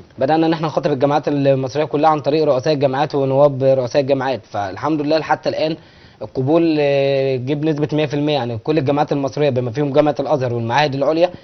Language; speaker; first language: Egyptian Arabic; native; Egyptian Arabic